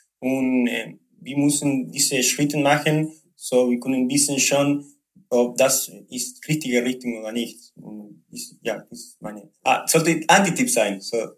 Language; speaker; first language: German; non-native, learner; Spanish